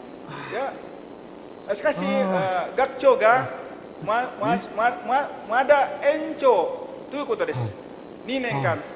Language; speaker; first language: Japanese; non-native, learner; Indonesian